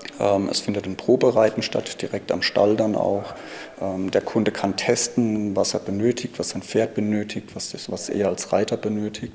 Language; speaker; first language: German; native; German